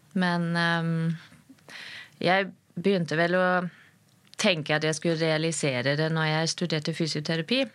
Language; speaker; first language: Norwegian; non-native, fluent; German